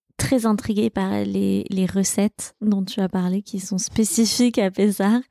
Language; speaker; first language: French; native; French